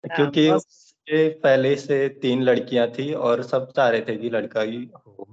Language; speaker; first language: Hindi; native; Hindi